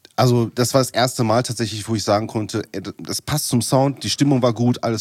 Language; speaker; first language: German; native; German